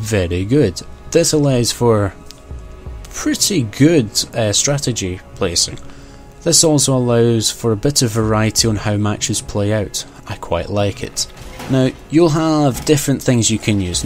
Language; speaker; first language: English; native; English